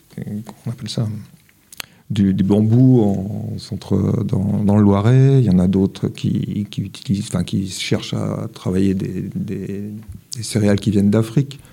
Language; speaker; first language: French; native; French